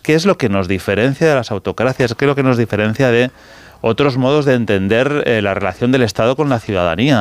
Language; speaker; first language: Spanish; native; Spanish